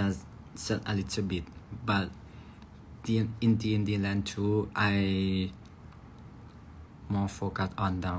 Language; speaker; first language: English; non-native, learner; Thai